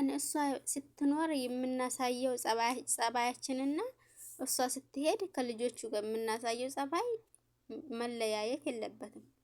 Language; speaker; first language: Amharic; native; Amharic